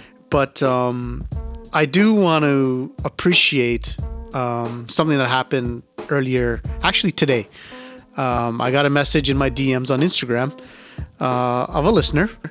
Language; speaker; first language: English; early bilingual, other home language; Punjabi